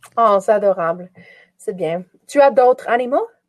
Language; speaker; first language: French; native; French